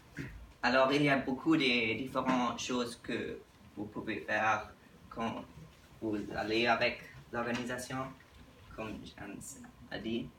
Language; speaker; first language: French; non-native, learner; English